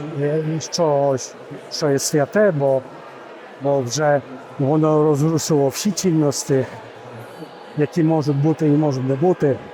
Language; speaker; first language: Ukrainian; early bilingual, heritage; Polish